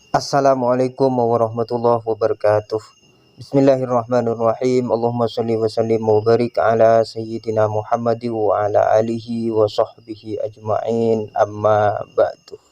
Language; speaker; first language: Indonesian; non-native, local second language; Madurese